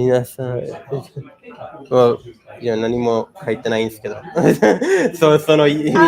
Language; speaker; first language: Japanese; non-native, learner; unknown